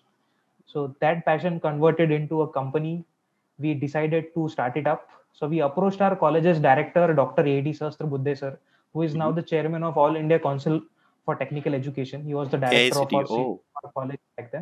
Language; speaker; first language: English; non-native, local second language; Marathi